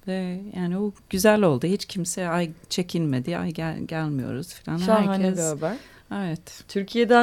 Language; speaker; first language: Turkish; non-native, fluent; Swedish